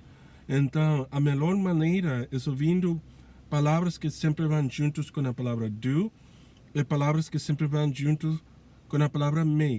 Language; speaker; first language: Portuguese; non-native, learner; English